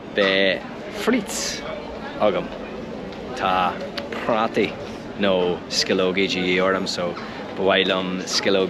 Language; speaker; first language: Irish; non-native, local second language; English